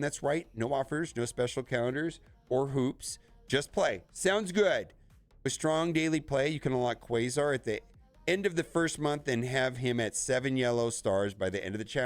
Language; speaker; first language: English; native; English